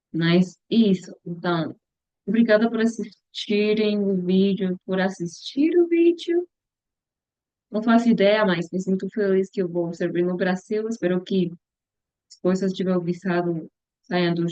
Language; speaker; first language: Portuguese; non-native, learner; Spanish